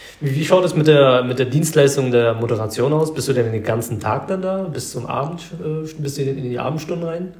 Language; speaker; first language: German; early bilingual, other home language; Vietnamese